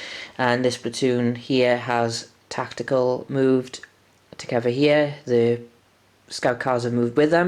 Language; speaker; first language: English; native; English